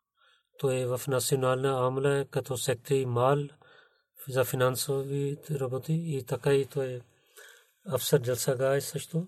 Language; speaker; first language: Bulgarian; non-native, learner; Urdu